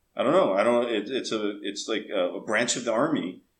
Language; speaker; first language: English; early bilingual, other home language; Spanish